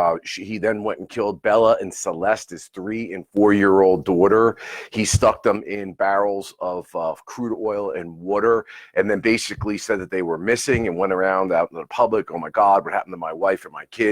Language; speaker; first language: English; native; English